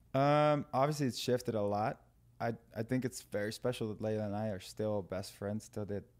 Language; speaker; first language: English; non-native, fluent; Dutch